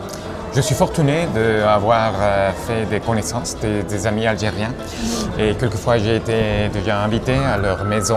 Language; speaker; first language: French; non-native, fluent; Spanish